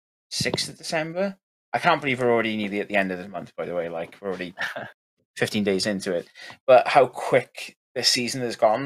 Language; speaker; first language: English; native; English